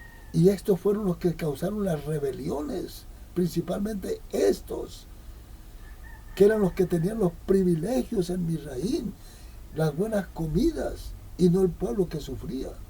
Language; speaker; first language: Spanish; native; Spanish